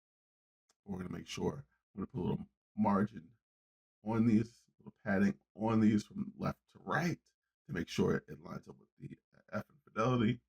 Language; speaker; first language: English; native; English